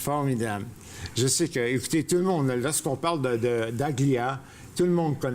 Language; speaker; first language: French; native; French